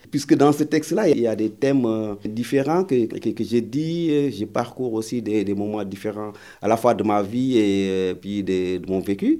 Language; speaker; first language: French; non-native, local second language; Wolof